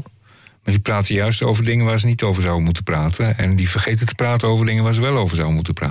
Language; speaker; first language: Dutch; native; Dutch